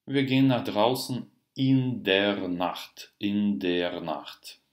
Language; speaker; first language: German; non-native, fluent; Russian